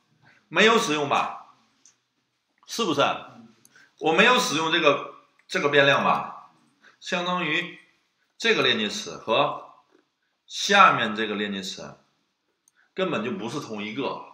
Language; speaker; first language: Chinese; native; Chinese